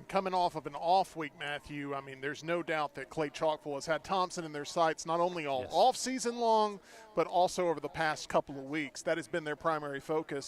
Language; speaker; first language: English; native; English